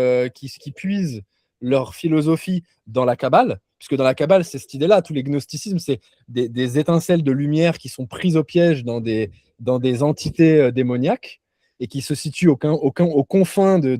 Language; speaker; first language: French; native; French